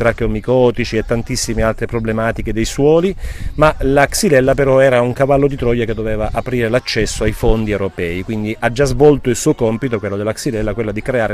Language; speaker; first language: Italian; native; Italian